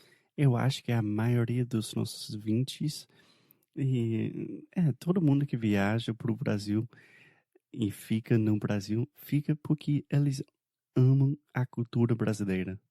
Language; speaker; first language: Portuguese; non-native, fluent; English